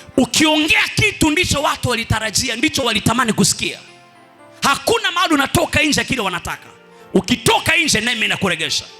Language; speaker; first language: Swahili; non-native, local second language; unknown